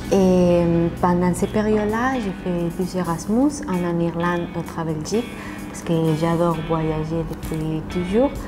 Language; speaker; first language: French; non-native, fluent; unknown